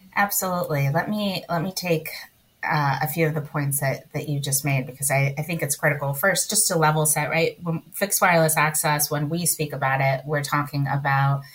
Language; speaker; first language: English; early bilingual, other home language; Spanish